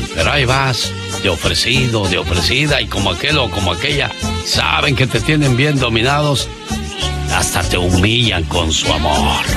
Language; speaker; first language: Spanish; native; Spanish